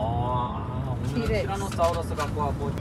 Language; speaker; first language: Korean; native; Korean